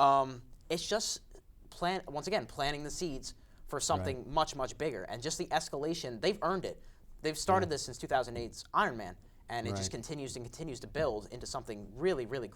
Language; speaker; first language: English; native; English